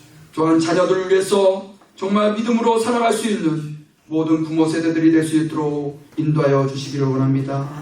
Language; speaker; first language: Korean; native; Korean